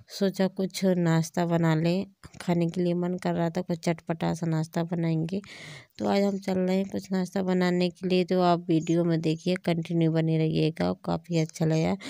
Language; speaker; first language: Hindi; native; Hindi